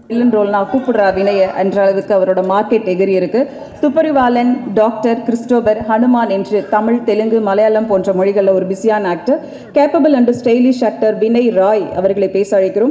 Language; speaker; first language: Tamil; native; Tamil